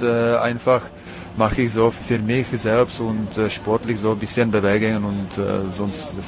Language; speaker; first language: German; non-native, fluent; Czech